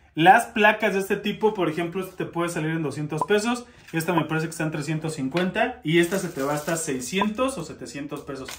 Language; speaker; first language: Spanish; native; Spanish